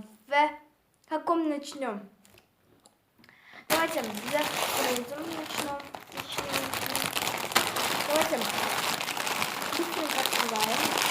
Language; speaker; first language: Russian; non-native, local second language; Kazakh